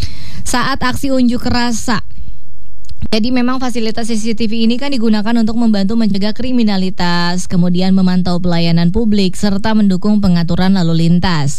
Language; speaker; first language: Indonesian; native; Indonesian